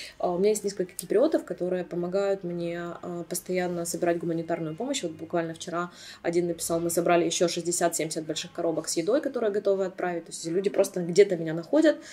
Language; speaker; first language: Russian; native; Russian